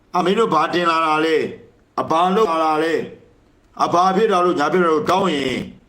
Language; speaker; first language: Burmese; native; Burmese